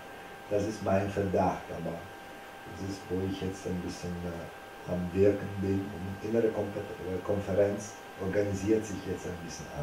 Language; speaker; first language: German; non-native, fluent; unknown